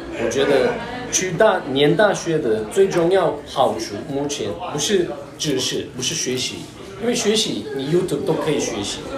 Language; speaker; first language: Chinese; non-native, fluent; Turkish